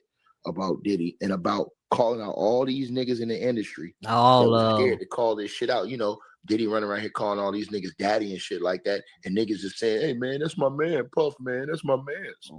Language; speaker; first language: English; native; English